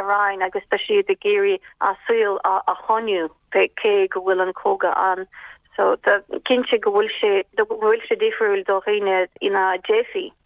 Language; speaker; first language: Irish; non-native, fluent; Ukrainian